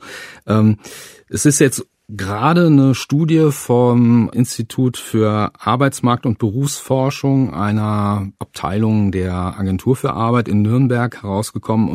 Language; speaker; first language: German; native; German